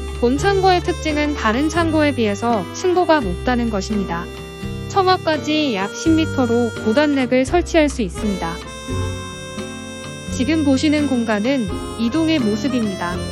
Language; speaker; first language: Korean; native; Korean